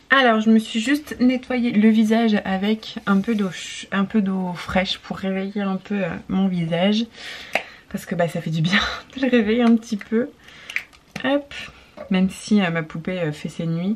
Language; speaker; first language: French; native; French